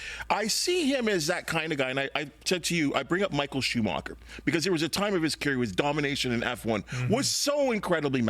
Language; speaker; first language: English; native; English